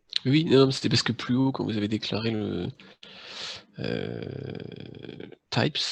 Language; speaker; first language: French; native; French